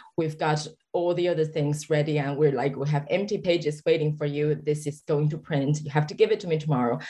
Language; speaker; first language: English; non-native, fluent; Chinese